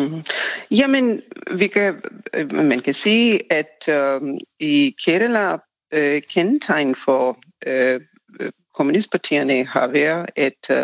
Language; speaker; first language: Danish; non-native, fluent; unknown